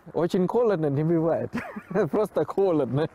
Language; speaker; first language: Russian; non-native, fluent; Thai